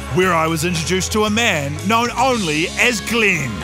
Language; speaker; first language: English; native; English